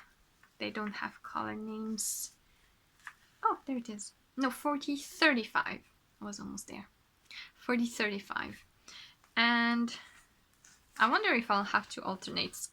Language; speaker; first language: English; non-native, fluent; French